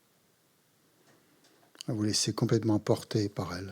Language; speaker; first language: French; native; French